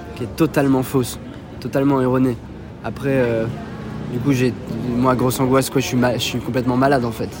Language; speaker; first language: French; native; French